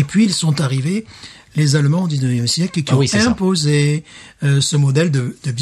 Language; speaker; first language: French; native; French